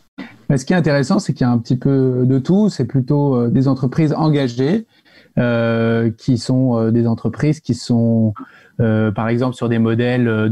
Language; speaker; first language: French; native; French